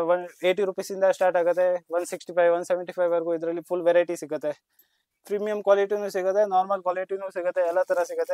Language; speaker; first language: Kannada; non-native, local second language; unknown